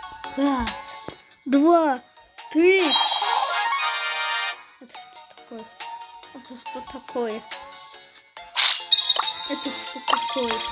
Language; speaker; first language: Russian; non-native, learner; Azerbaijani